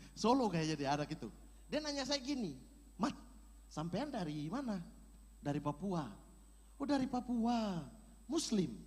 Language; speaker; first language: Indonesian; native; Indonesian